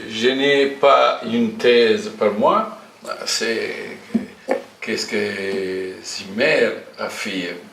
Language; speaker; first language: French; non-native, fluent; Italian